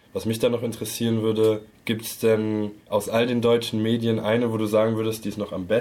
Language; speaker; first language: German; native; German